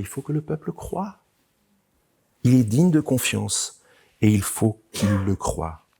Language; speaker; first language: French; native; French